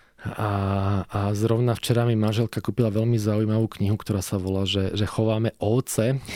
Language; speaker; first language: Slovak; native; Slovak